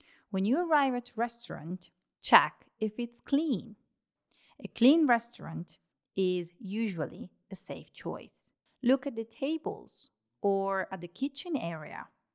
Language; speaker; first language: English; non-native, fluent; Italian